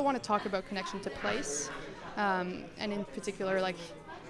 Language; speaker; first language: English; non-native, fluent; Spanish